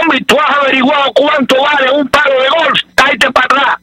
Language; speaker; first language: Spanish; native; Spanish